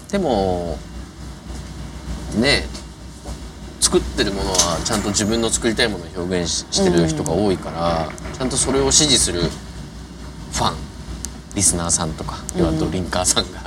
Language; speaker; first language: Japanese; native; Japanese